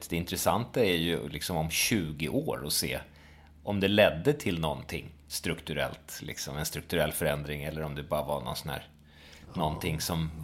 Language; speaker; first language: Swedish; native; Swedish